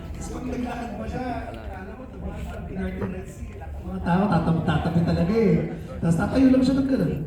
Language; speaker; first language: Filipino; non-native, local second language; English